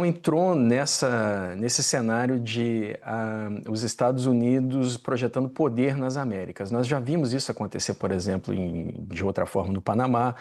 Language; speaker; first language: Portuguese; native; Portuguese